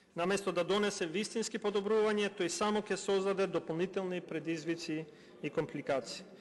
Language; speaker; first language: Macedonian; non-native, local second language; Albanian